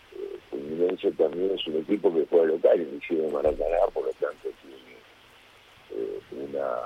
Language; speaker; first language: Spanish; native; Spanish